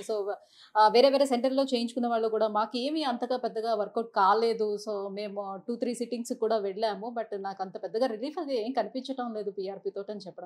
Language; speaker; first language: Telugu; native; Telugu